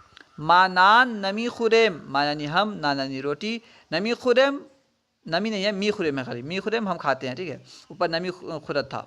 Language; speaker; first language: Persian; non-native, fluent; Urdu